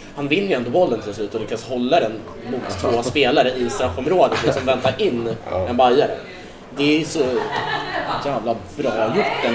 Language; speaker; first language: Swedish; native; Swedish